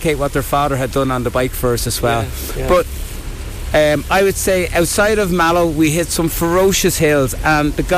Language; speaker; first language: English; native; English